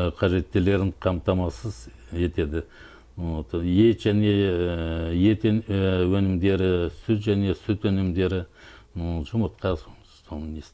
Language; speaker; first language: Kazakh; native; Kazakh